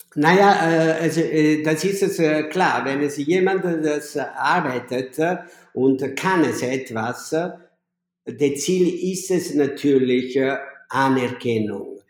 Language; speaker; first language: German; non-native, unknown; Italian